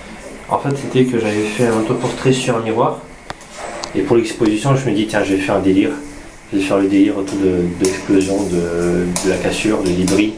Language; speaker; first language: French; native; French